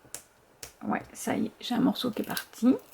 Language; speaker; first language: French; native; French